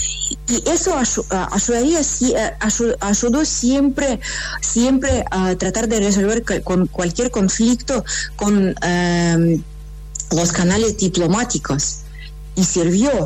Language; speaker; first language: Spanish; non-native, fluent; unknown